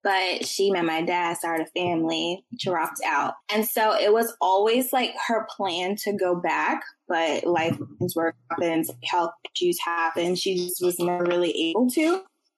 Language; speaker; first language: English; native; English